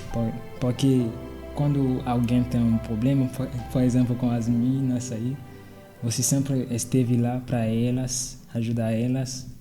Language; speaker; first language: Portuguese; non-native, fluent; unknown